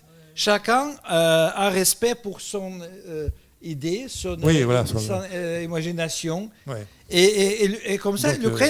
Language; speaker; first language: French; non-native, fluent; Russian